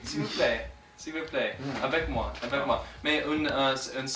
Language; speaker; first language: French; non-native, learner; English